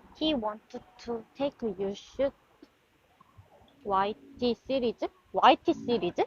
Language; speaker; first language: English; non-native, learner; Korean